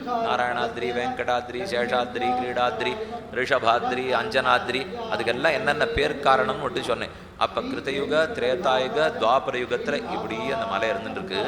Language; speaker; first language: Tamil; native; Tamil